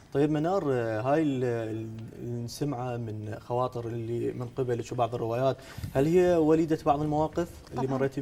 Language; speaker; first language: Arabic; native; Arabic